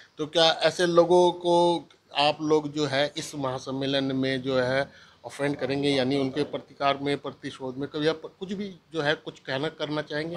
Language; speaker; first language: Hindi; native; Hindi